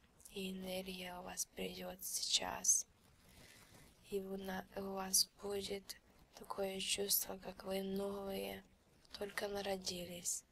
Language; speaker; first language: Russian; early bilingual, heritage; Russian